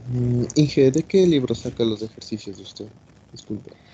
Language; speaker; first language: Spanish; native; Spanish